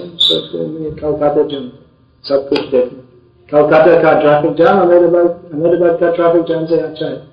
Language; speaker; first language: Hindi; non-native, fluent; English